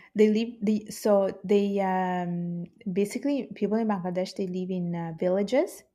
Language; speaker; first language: English; early bilingual, heritage; Italian